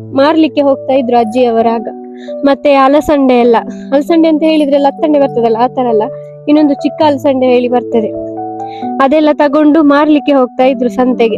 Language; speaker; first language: Kannada; native; Kannada